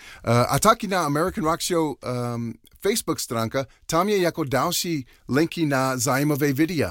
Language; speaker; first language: Czech; non-native, learner; English